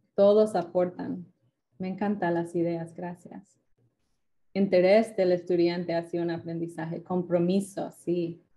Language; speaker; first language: Spanish; non-native, fluent; English